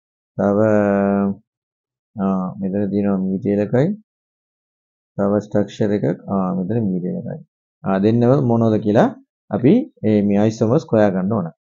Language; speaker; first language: Sinhala; non-native, local second language; Tamil